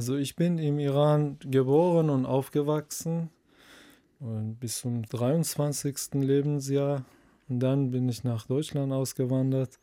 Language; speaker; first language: German; non-native, fluent; Persian